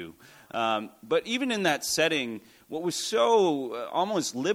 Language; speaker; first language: English; native; English